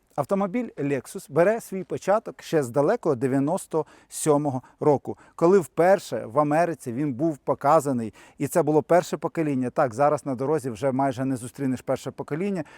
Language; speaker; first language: Ukrainian; non-native, local second language; Russian